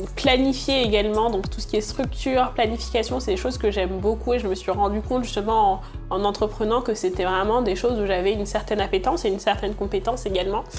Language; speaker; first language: French; early bilingual, other home language; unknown